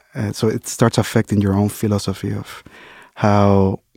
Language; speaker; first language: English; non-native, fluent; Spanish